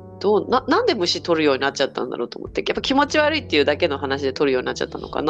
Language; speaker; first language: Japanese; native; Japanese